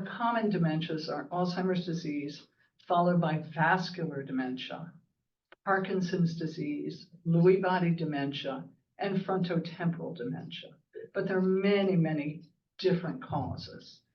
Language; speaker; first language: English; native; English